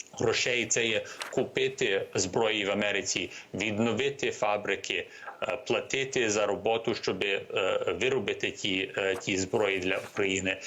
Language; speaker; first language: Ukrainian; early bilingual, heritage; Ukrainian